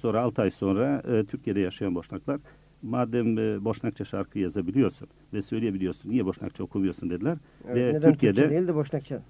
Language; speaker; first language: Turkish; early bilingual, other home language; Bosnian